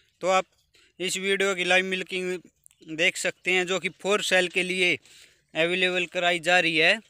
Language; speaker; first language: Hindi; native; Hindi